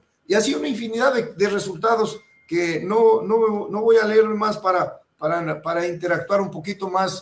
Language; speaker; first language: Spanish; native; Spanish